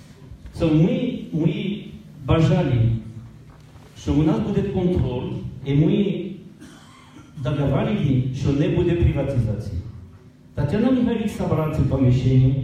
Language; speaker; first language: Ukrainian; non-native, learner; French